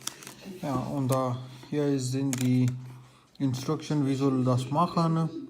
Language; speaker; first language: German; non-native, learner; Urdu